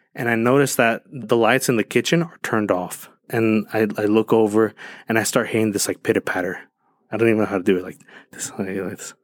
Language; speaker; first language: English; early bilingual, other home language; Spanish